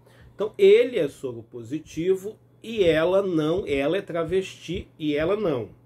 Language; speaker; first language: Portuguese; native; Portuguese